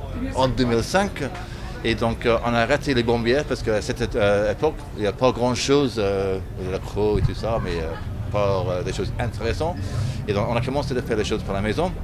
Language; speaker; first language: French; non-native, fluent; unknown